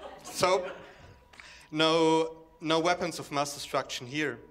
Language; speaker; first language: English; non-native, fluent; German